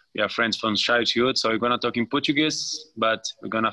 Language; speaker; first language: English; non-native, fluent; Portuguese